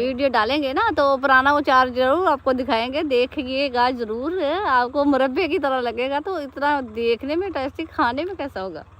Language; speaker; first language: Hindi; non-native, local second language; Punjabi